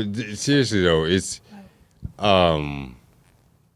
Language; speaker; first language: English; native; English